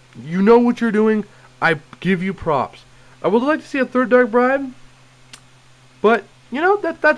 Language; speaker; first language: English; native; English